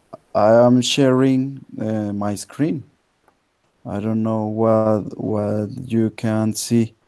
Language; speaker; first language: English; non-native, learner; Spanish